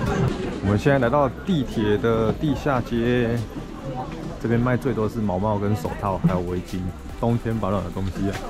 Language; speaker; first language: Chinese; native; Chinese